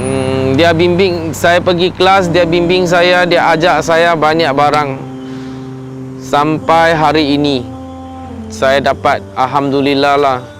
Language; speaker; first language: Indonesian; non-native, local second language; Chinese